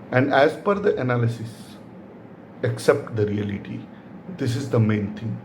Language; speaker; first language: English; non-native, local second language; Hindi